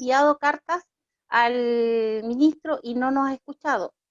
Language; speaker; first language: Spanish; native; Spanish